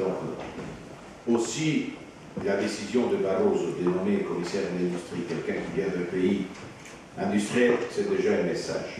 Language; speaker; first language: French; non-native, fluent; Italian